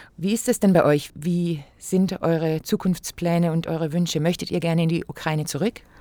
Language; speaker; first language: German; native; German